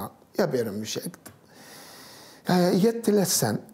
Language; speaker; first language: Swedish; non-native, fluent; Turkish